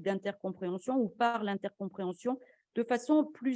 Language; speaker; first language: French; native; French